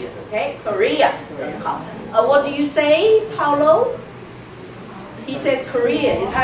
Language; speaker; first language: English; non-native, fluent; Chinese